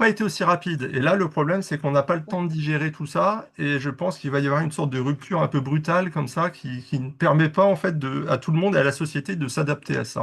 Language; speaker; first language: French; native; French